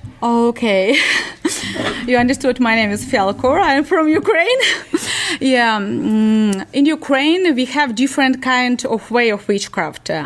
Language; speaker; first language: English; non-native, learner; Ukrainian